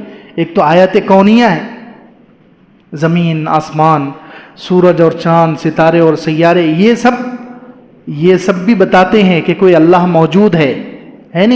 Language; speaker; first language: Urdu; native; Urdu